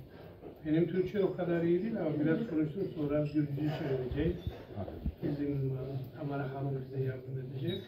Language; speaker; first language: Turkish; non-native, learner; Georgian